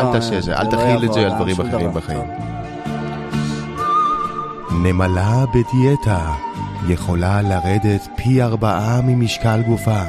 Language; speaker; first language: Hebrew; native; Hebrew